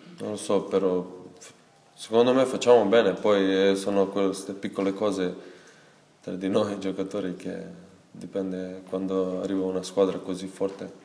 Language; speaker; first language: Italian; non-native, fluent; Serbian